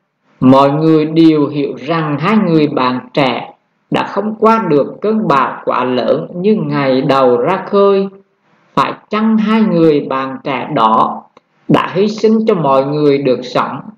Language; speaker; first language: Vietnamese; native; Vietnamese